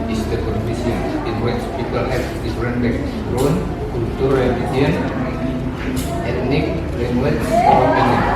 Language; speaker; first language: English; non-native, learner; Indonesian